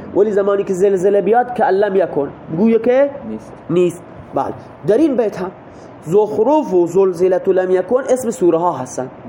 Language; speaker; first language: Persian; non-native, local second language; Baluchi